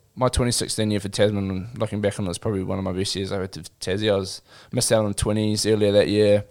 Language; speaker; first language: English; native; English